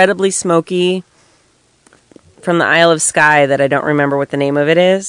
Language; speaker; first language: English; native; English